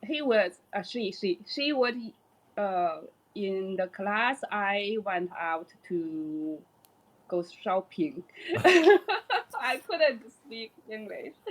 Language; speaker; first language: English; non-native, learner; Chinese